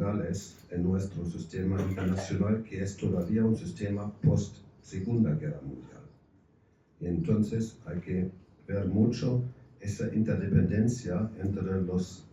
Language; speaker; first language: Spanish; non-native, fluent; German